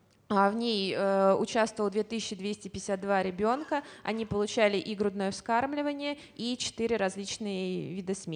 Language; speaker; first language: Russian; native; Russian